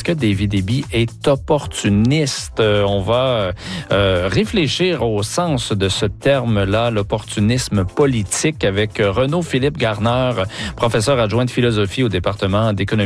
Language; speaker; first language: French; native; French